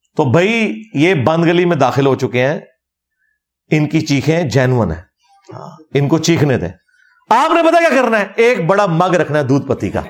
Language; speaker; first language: Urdu; non-native, local second language; Punjabi